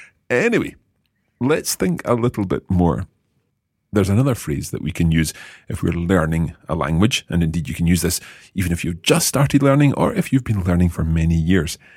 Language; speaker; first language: English; native; English